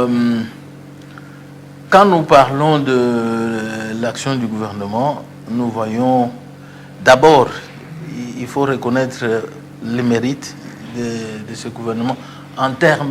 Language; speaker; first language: French; non-native, local second language; Luba-Lulua